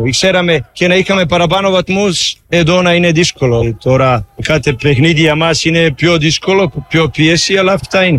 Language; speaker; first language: Greek; non-native, learner; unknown